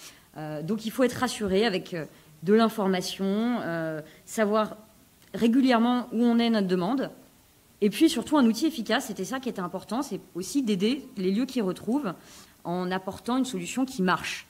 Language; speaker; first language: French; native; French